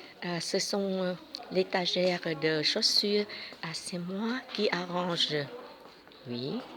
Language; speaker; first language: French; non-native, learner; Vietnamese